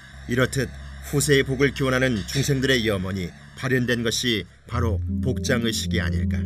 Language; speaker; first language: Korean; native; Korean